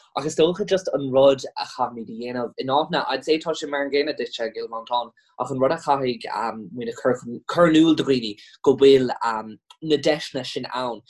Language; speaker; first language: Irish; non-native, local second language; English